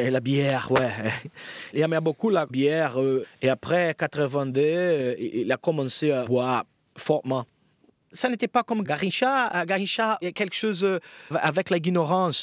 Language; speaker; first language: French; non-native, fluent; Portuguese